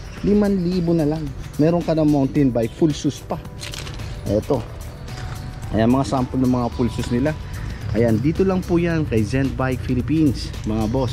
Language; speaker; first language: Filipino; native; Filipino